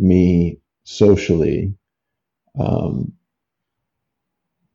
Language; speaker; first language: English; native; English